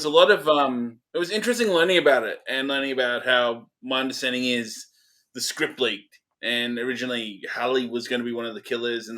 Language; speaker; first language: English; native; English